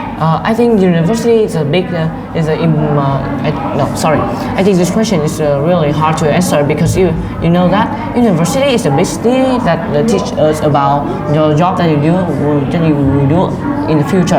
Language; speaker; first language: English; non-native, learner; Vietnamese